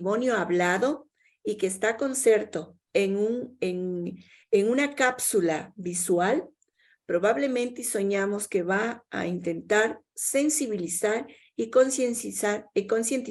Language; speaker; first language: Spanish; native; Spanish